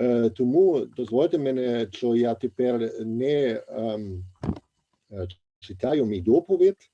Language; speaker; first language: Ukrainian; non-native, fluent; German